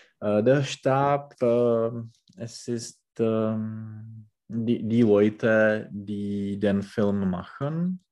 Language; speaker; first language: German; non-native, learner; Czech